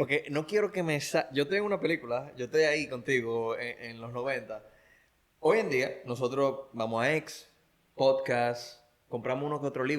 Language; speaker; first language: Spanish; native; Spanish